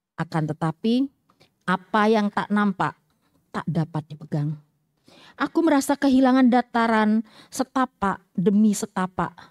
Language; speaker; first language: Indonesian; native; Indonesian